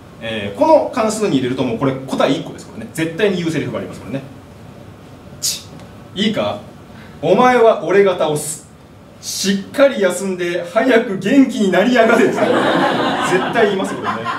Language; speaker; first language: Japanese; native; Japanese